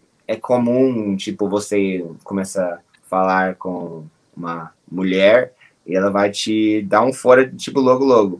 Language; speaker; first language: Portuguese; non-native, fluent; English